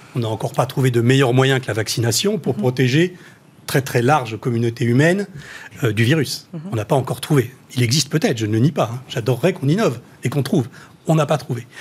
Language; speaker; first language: French; native; French